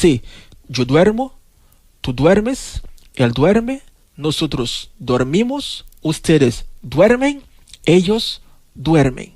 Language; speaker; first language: Spanish; non-native, fluent; Haitian Creole